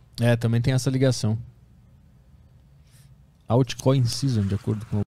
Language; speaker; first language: Portuguese; native; Portuguese